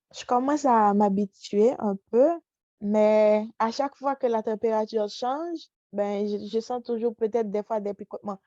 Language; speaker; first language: French; non-native, local second language; Haitian Creole